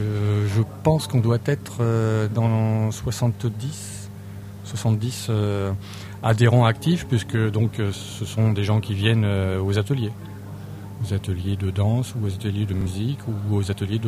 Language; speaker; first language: French; native; French